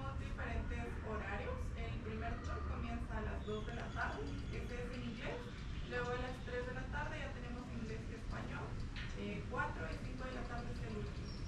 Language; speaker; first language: Spanish; native; Spanish